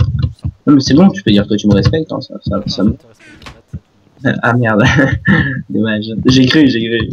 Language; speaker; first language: French; native; French